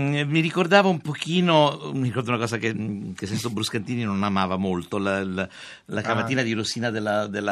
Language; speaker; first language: Italian; native; Italian